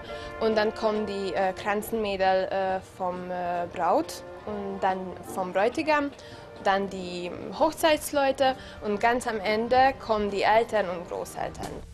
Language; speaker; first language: German; non-native, local second language; Hungarian